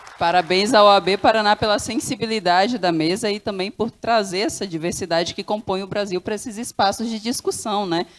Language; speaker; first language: Portuguese; non-native, local second language; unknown